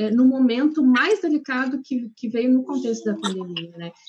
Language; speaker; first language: Portuguese; native; Portuguese